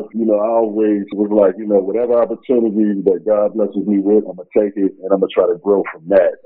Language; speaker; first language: English; native; English